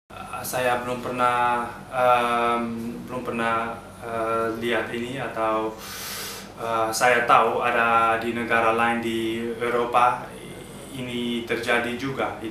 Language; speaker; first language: Indonesian; early bilingual, heritage; Dutch